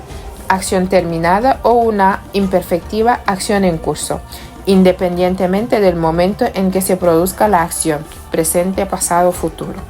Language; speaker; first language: Spanish; non-native, fluent; Wolof